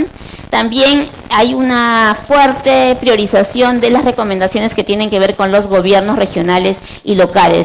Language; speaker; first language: Spanish; native; Spanish